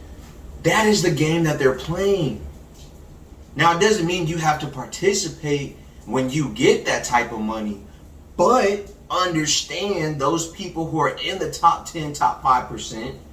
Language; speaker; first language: English; native; English